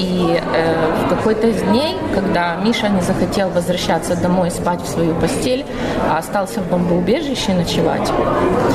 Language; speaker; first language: Russian; native; Russian